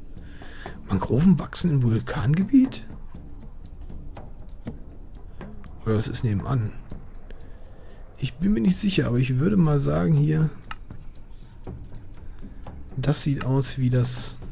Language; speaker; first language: German; native; German